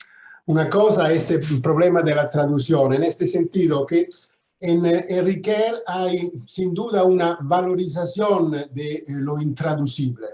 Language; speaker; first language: Spanish; non-native, fluent; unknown